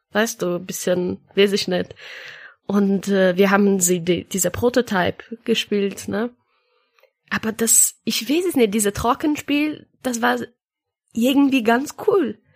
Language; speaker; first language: German; non-native, learner; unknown